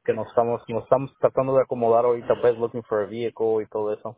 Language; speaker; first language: Spanish; early bilingual, heritage; Spanish